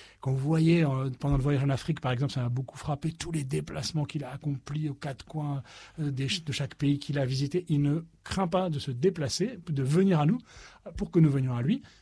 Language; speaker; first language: French; native; French